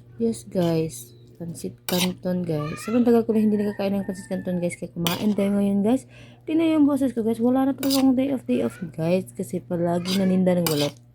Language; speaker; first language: Filipino; non-native, local second language; Cebuano